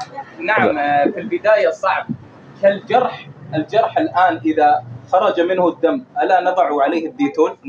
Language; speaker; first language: Arabic; native; Arabic